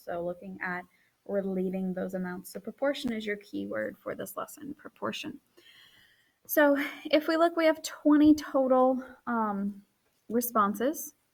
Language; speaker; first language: English; native; English